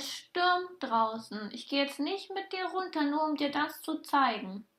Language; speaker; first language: German; native; German